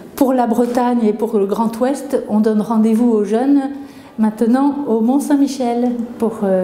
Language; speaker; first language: French; native; French